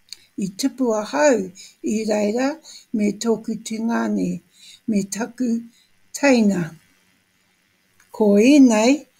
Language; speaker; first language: Māori; non-native, local second language; English